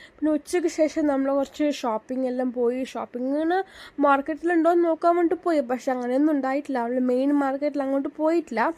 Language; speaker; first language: Malayalam; early bilingual, heritage; Malayalam